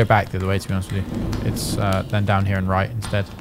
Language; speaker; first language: English; native; English